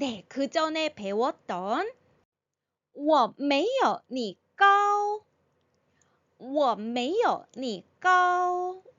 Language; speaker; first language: Chinese; non-native, fluent; Korean